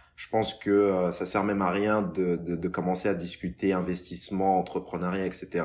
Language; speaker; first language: French; non-native, local second language; Lingala